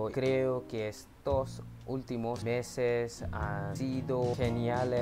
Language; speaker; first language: Spanish; non-native, learner; English